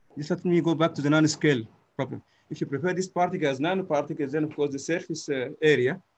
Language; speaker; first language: English; non-native, fluent; Arabic